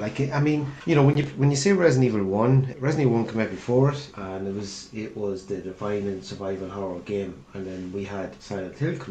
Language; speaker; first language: English; native; English